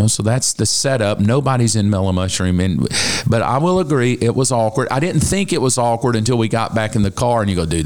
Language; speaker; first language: English; native; English